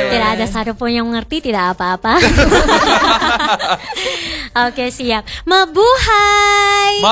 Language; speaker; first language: Indonesian; non-native, fluent; Filipino